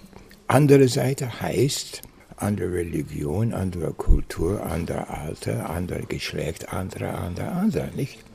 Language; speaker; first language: German; non-native, fluent; English